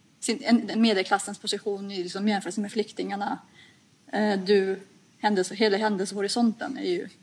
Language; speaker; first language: Swedish; early bilingual, other home language; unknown